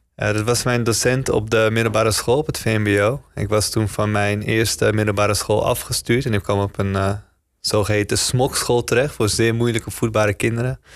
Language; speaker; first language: Dutch; native; Dutch